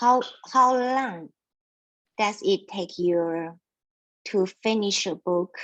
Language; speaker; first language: English; non-native, learner; Chinese